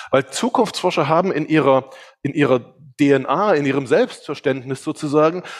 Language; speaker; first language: German; early bilingual, other home language; Hungarian